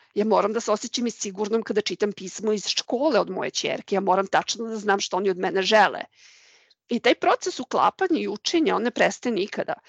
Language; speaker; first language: Serbian; native; Serbian